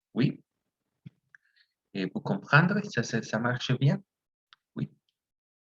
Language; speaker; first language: French; non-native, fluent; Spanish